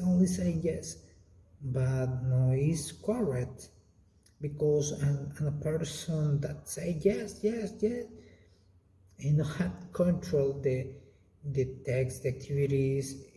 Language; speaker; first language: English; non-native, learner; Spanish